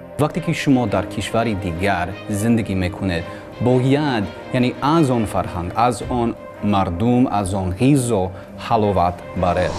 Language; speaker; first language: Persian; non-native, learner; English